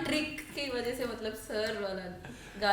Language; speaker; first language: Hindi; non-native, local second language; Telugu